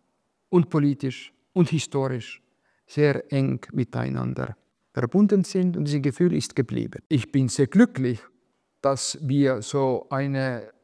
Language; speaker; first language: German; non-native, fluent; Estonian